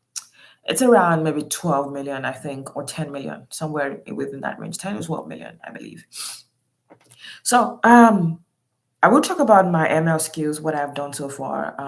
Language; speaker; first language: English; non-native, local second language; Yoruba